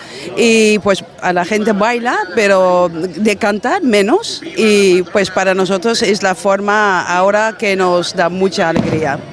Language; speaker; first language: Spanish; non-native, fluent; Dutch